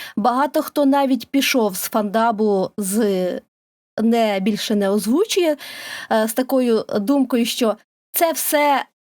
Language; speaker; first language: Ukrainian; native; Ukrainian